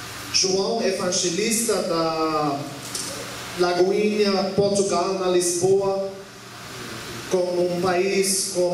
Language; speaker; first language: Portuguese; non-native, learner; German